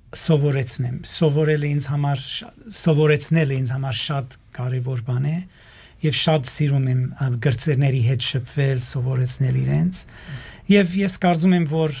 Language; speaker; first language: Armenian; early bilingual, heritage; Armenian